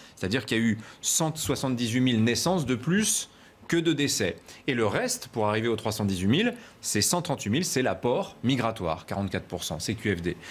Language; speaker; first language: French; native; French